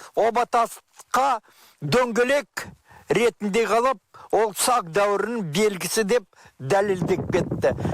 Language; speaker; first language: Kazakh; native; Kazakh